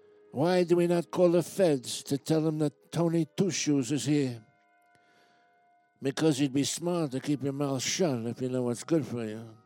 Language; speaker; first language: English; native; English